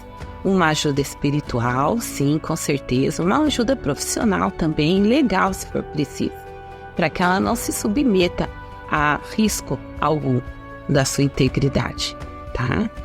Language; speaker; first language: Portuguese; native; Portuguese